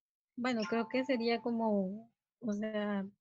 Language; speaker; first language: Spanish; native; Spanish